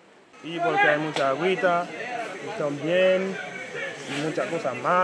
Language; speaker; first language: Spanish; non-native, learner; Haitian Creole